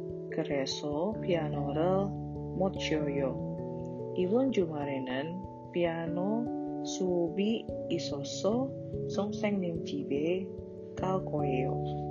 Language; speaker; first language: Korean; non-native, learner; Indonesian